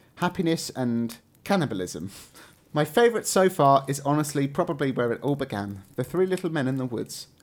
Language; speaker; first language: English; native; English